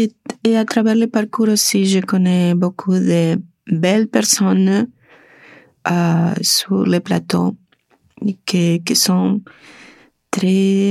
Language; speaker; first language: French; non-native, learner; Spanish